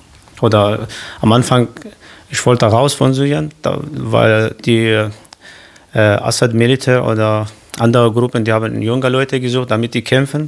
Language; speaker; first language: German; non-native, learner; Kurdish